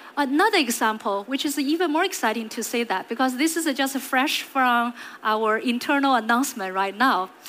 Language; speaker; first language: English; non-native, fluent; Chinese